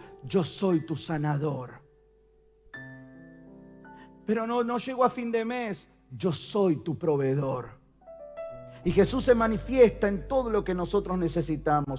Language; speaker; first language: Spanish; native; Spanish